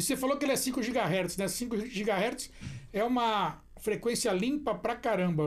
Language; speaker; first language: Portuguese; native; Portuguese